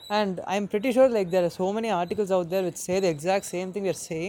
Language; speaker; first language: English; non-native, local second language; Tamil